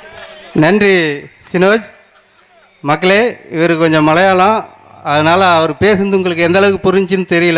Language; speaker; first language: Tamil; native; Tamil